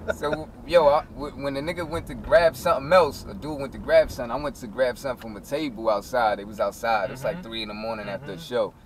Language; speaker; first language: English; native; English